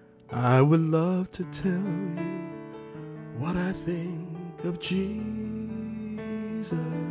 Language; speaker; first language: English; early bilingual, other home language; Spanish